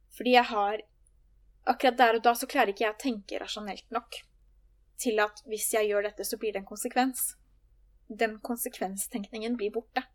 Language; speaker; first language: Norwegian; native; Norwegian